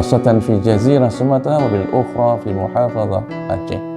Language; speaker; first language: Arabic; non-native, fluent; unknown